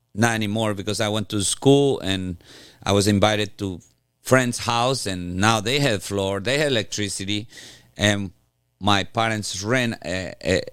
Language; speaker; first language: English; non-native, fluent; Spanish